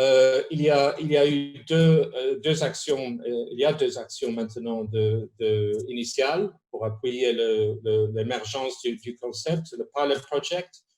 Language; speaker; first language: French; non-native, fluent; Spanish